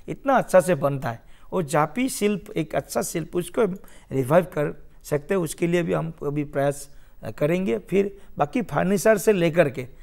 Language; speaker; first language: Hindi; non-native, local second language; Assamese